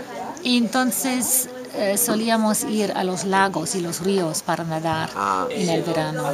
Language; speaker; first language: Spanish; non-native, fluent; English